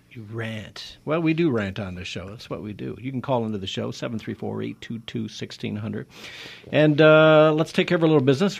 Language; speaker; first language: English; native; English